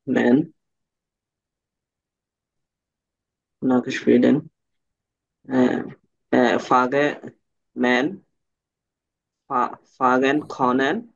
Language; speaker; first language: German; non-native, learner; Bangla